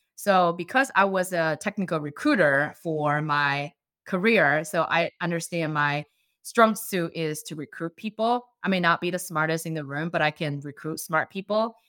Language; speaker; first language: English; non-native, fluent; Chinese